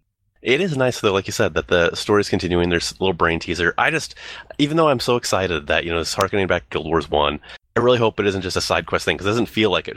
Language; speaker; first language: English; native; English